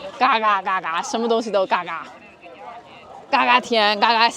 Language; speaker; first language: Chinese; non-native, fluent; English